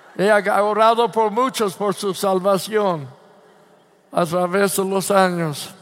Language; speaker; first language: Spanish; non-native, fluent; English